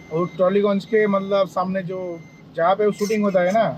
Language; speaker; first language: Hindi; non-native, local second language; Bangla